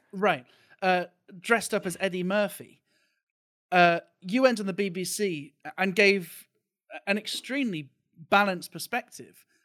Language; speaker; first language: English; native; English